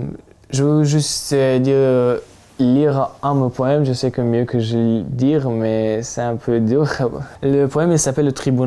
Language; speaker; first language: French; non-native, learner; Tajik